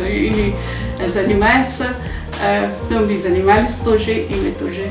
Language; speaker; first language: Russian; non-native, fluent; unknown